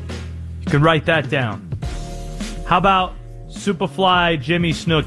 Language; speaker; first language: English; native; English